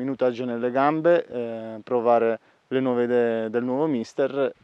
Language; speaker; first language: Italian; non-native, learner; Spanish